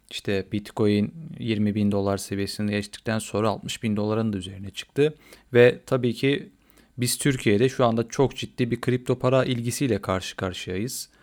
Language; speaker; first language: Turkish; native; Turkish